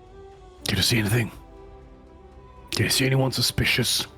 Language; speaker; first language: English; native; English